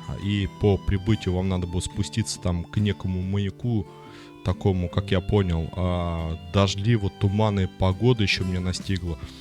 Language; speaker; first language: Russian; native; Russian